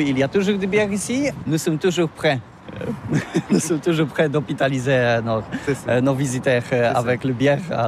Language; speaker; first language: French; non-native, learner; Polish